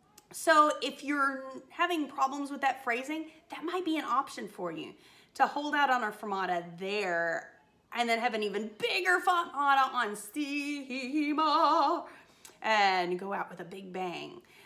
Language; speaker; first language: English; native; English